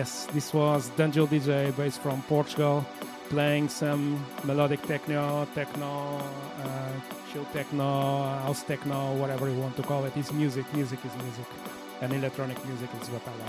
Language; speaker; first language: English; non-native, fluent; Portuguese